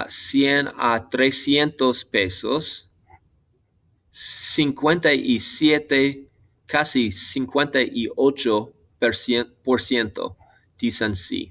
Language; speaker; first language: Spanish; non-native, fluent; English